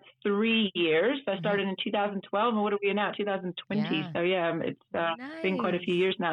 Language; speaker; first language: English; early bilingual, other home language; Dutch